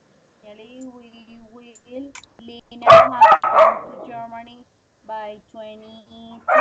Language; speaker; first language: English; non-native, learner; Spanish